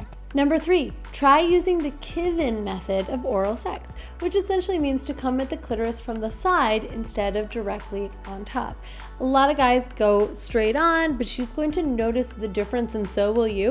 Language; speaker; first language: English; native; English